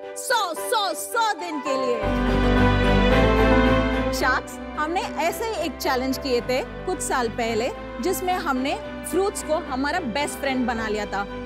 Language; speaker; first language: Hindi; non-native, local second language; Tamil